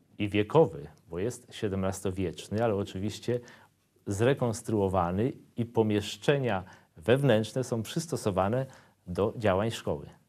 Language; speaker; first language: Polish; native; Polish